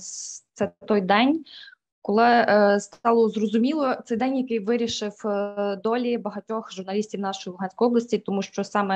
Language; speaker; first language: Ukrainian; native; Ukrainian